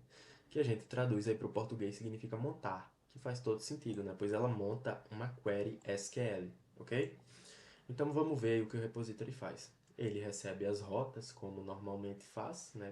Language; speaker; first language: Portuguese; native; Portuguese